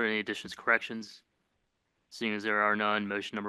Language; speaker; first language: English; native; English